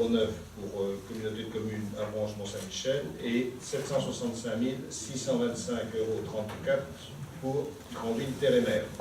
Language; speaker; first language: French; native; French